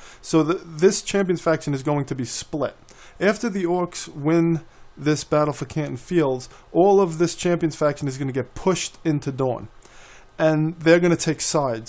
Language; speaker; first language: English; native; English